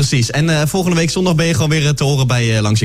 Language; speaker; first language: Dutch; native; Dutch